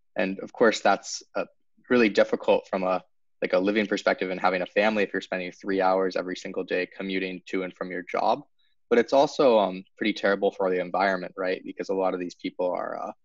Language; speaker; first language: English; native; English